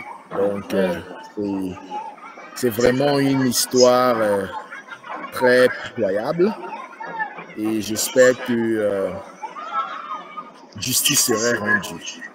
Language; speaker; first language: French; non-native, fluent; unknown